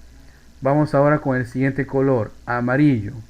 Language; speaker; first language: Spanish; native; Spanish